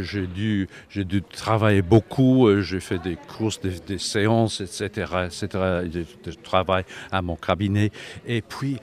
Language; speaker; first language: French; non-native, learner; English